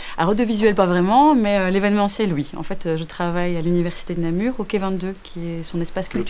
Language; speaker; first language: French; native; French